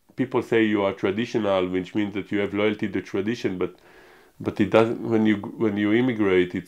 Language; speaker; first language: English; non-native, fluent; Hebrew